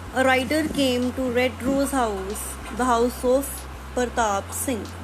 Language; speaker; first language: English; non-native, local second language; Punjabi